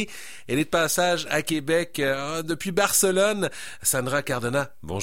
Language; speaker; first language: French; native; French